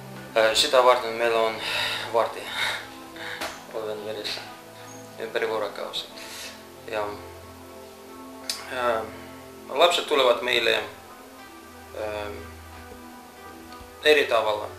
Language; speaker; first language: Finnish; non-native, fluent; Russian